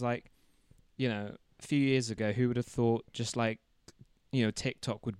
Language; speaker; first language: English; native; English